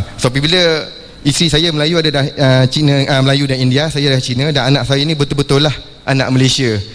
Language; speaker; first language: Malay; non-native, local second language; Chinese